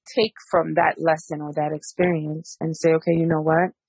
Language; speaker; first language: English; early bilingual, other home language; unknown